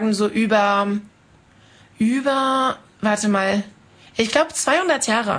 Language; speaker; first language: German; non-native, fluent; French